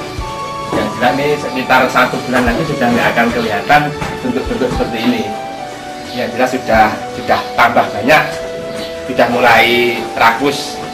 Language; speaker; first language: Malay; non-native, local second language; Javanese